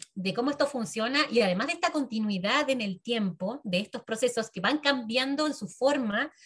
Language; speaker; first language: Spanish; native; Spanish